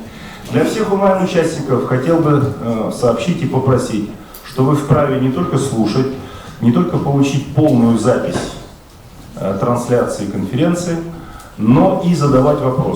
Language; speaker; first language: Russian; native; Russian